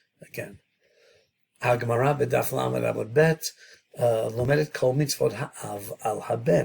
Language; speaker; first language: Hebrew; non-native, fluent; English